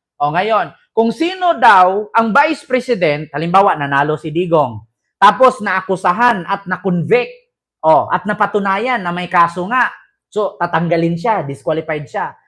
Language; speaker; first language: Filipino; non-native, local second language; Cebuano